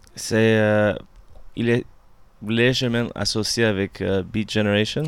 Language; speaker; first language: French; early bilingual, other home language; English